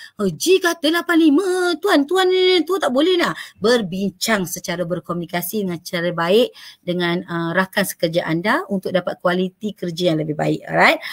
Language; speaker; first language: Malay; native; Malay